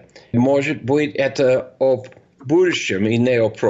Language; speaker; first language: Russian; non-native, fluent; English